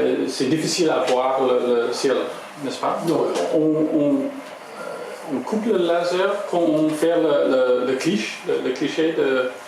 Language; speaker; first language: French; non-native, fluent; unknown